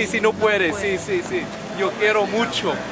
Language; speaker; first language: Spanish; non-native, learner; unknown